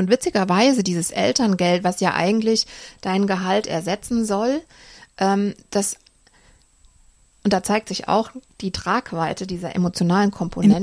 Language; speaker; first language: German; native; German